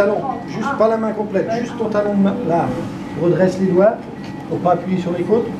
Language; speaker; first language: French; native; French